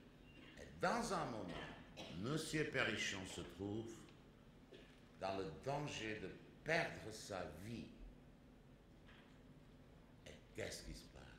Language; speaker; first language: French; non-native, fluent; Czech